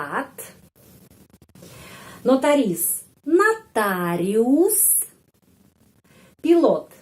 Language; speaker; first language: Indonesian; non-native, fluent; Russian